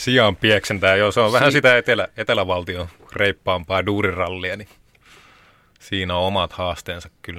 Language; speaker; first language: Finnish; native; Finnish